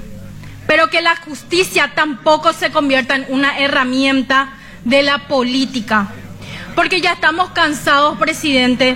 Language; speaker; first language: Spanish; native; Spanish